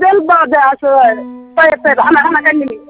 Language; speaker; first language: Arabic; non-native, learner; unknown